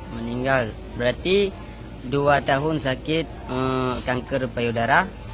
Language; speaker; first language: Indonesian; non-native, local second language; Achinese